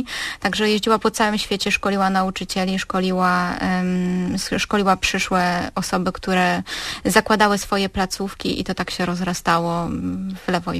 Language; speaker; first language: Polish; native; Polish